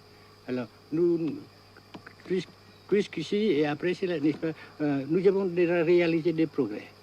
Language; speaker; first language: French; non-native, fluent; Vietnamese